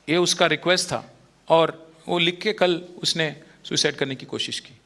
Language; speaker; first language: Hindi; non-native, local second language; Telugu